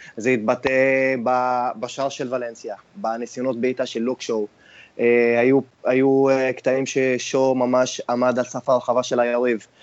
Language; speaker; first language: Hebrew; non-native, local second language; Arabic